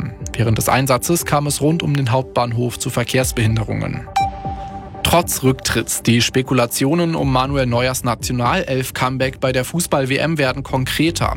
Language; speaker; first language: German; native; German